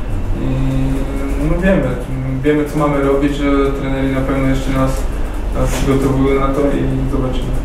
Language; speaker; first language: Polish; non-native, fluent; Slovak